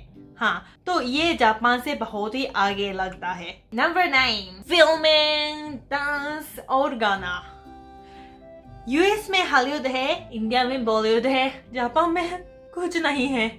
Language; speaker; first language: Hindi; non-native, fluent; Japanese